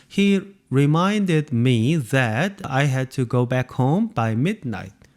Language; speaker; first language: English; non-native, fluent; Korean